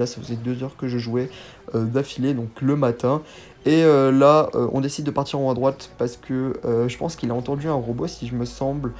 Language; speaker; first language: French; native; French